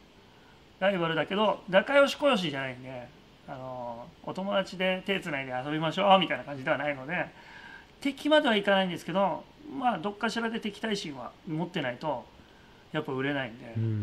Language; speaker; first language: Japanese; native; Japanese